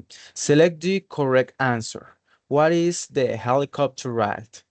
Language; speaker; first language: English; non-native, learner; Spanish